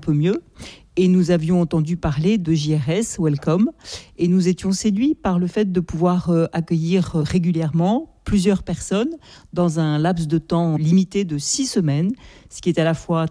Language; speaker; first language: French; native; French